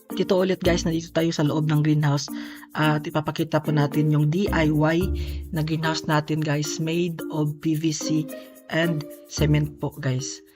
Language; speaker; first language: Filipino; non-native, local second language; Cebuano